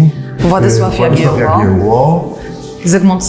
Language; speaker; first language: Polish; native; Polish